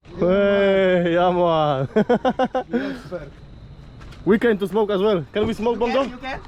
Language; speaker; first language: English; non-native, learner; Polish